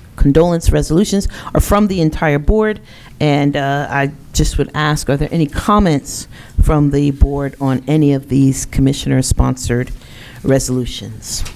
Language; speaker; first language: English; native; English